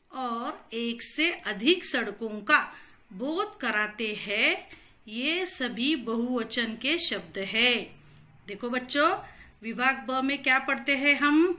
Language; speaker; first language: Hindi; non-native, local second language; Marathi